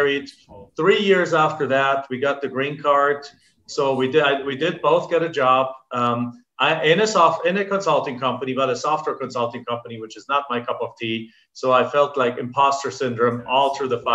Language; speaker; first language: English; non-native, fluent; German